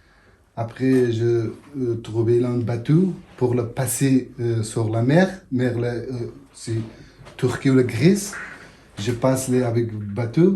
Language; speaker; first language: French; non-native, learner; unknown